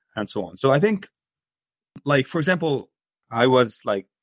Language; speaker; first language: English; non-native, fluent; Arabic